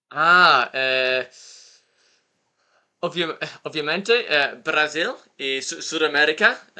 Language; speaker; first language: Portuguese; non-native, learner; English